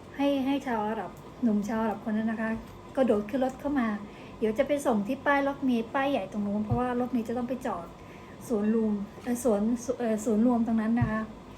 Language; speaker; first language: Thai; native; Thai